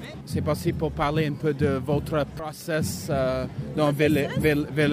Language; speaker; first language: French; non-native, learner; English